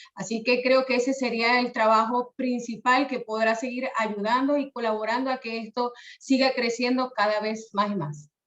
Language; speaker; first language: Spanish; native; Spanish